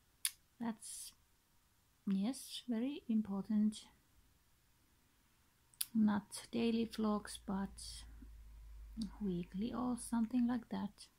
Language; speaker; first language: English; non-native, learner; Finnish